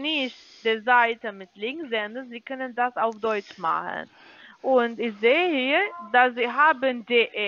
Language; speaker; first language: German; non-native, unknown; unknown